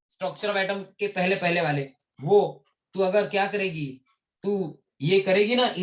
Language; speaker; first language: Hindi; non-native, local second language; Marathi